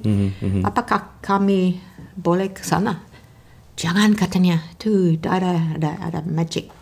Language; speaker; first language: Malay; non-native, fluent; English